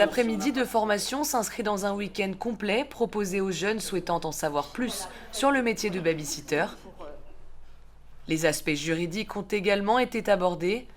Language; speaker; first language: French; native; French